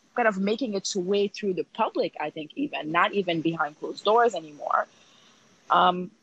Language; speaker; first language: English; early bilingual, other home language; Haitian Creole